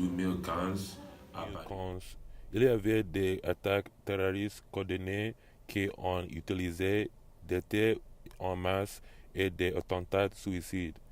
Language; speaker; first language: French; non-native, learner; English